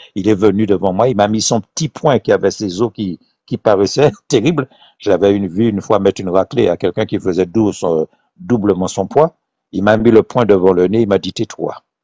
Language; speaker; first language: French; non-native, local second language; Haitian Creole